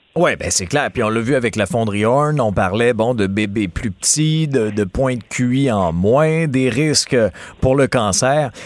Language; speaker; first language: French; native; French